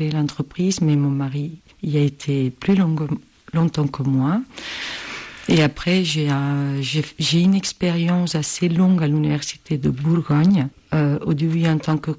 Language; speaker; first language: French; non-native, fluent; Spanish